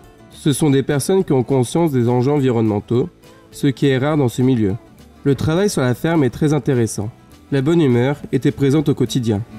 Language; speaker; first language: French; native; French